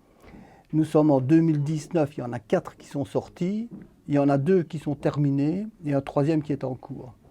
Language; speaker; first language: French; native; French